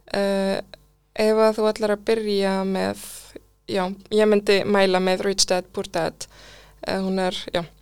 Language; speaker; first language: Icelandic; non-native, fluent; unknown